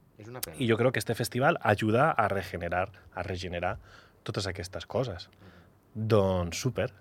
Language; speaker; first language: Catalan; non-native, local second language; Spanish